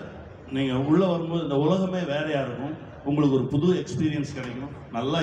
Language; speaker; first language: Tamil; native; Tamil